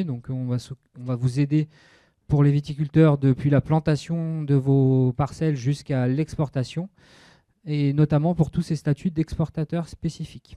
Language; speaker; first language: French; native; French